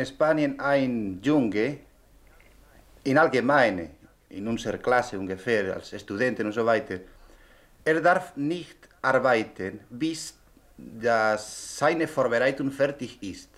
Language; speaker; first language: German; non-native, learner; Spanish